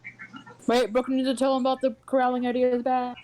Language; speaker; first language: English; native; English